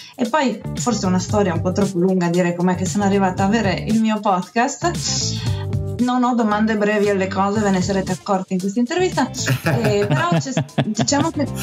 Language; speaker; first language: Italian; native; Italian